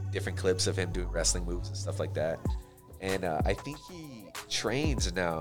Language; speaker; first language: English; native; English